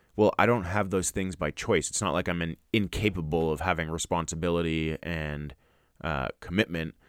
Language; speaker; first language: English; native; English